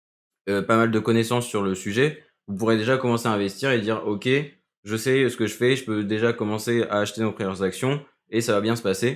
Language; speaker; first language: French; native; French